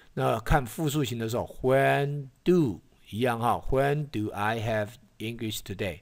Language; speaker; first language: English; non-native, fluent; Chinese